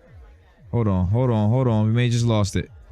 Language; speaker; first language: English; native; English